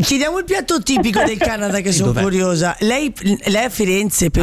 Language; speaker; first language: Italian; native; Italian